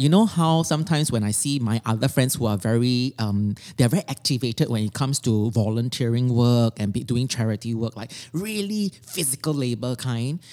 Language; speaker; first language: English; native; English